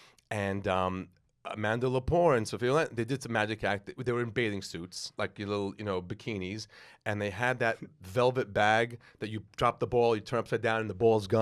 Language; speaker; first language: English; native; English